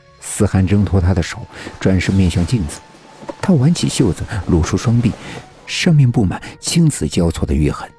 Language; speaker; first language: Chinese; native; Chinese